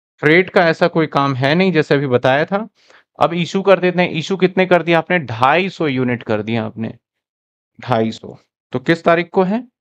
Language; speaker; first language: Hindi; native; Hindi